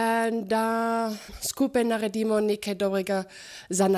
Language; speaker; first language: Slovenian; non-native, fluent; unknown